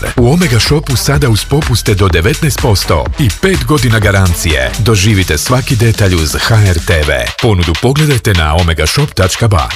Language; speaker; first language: Serbian; native; Serbian